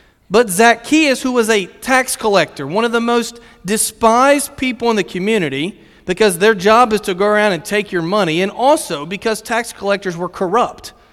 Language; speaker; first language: English; native; English